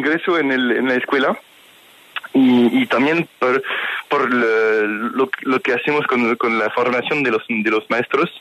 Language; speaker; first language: Spanish; non-native, fluent; French